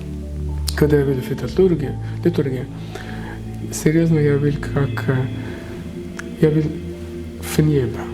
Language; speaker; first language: Russian; non-native, learner; Arabic